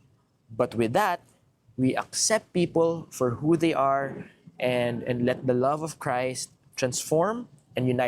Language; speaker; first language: English; non-native, local second language; Filipino